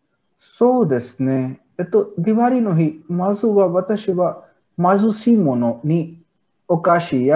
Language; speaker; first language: Japanese; non-native, learner; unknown